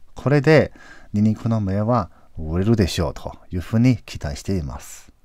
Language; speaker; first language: Japanese; non-native, fluent; Chinese